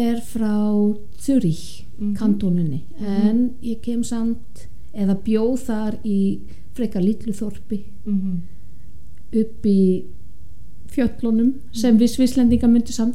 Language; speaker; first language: Icelandic; non-native, fluent; German